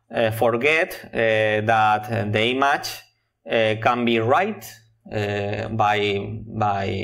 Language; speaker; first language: English; non-native, learner; Spanish